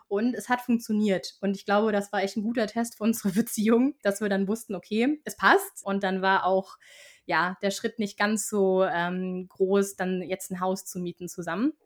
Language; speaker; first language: German; native; German